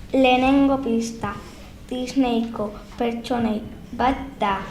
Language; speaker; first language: Basque; early bilingual, other home language; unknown